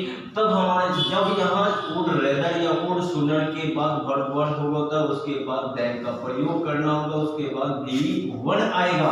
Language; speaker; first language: Hindi; native; Hindi